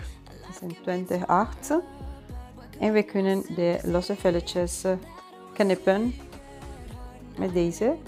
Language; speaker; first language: Dutch; non-native, fluent; Spanish